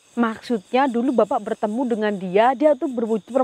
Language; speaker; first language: Indonesian; native; Indonesian